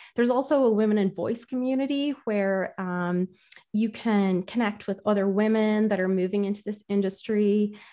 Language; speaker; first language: English; native; English